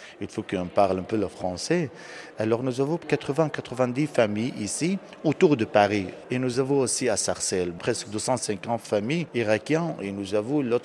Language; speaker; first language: French; non-native, learner; Aramaic